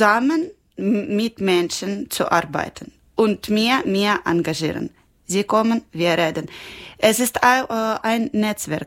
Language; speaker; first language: German; non-native, learner; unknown